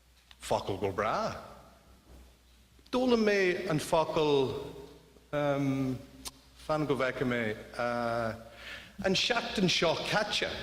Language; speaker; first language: Irish; non-native, learner; English